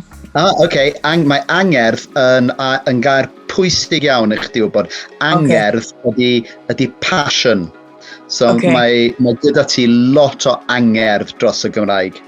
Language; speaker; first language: Welsh; native; Welsh